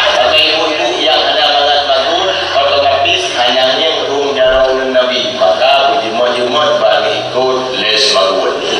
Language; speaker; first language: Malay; non-native, local second language; Achinese